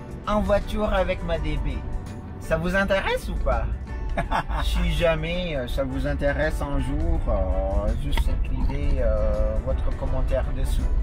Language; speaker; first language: French; non-native, fluent; Indonesian